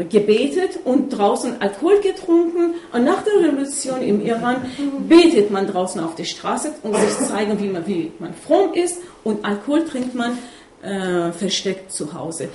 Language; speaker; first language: German; non-native, fluent; Persian